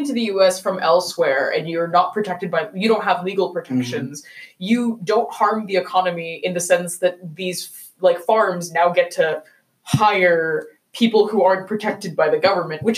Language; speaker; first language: English; non-native, local second language; Cantonese